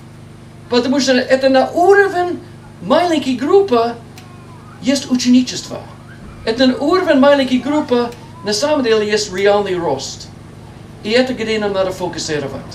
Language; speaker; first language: Russian; non-native, learner; English